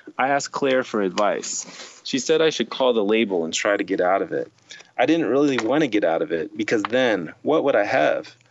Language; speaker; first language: English; native; English